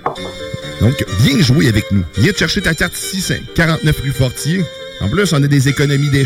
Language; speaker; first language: French; native; French